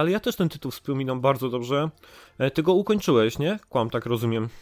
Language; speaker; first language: Polish; native; Polish